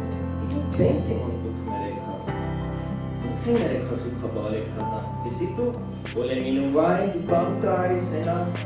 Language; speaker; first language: Indonesian; non-native, learner; English